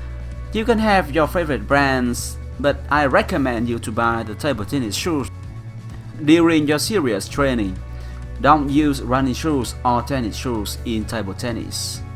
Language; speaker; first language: English; non-native, fluent; Vietnamese